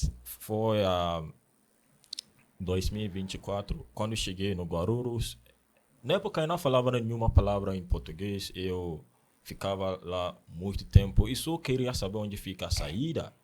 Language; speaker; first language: Portuguese; non-native, learner; Akan